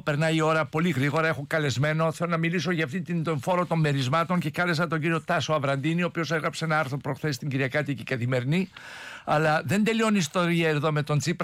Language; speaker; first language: Greek; native; Greek